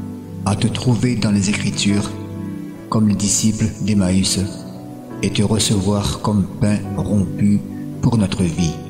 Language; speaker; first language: French; native; French